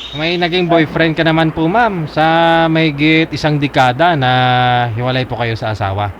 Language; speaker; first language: Filipino; native; Filipino